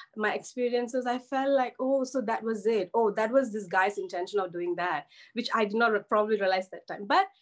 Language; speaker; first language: English; non-native, local second language; Telugu